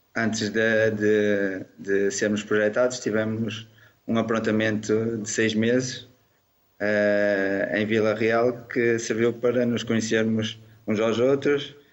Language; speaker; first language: Portuguese; native; Portuguese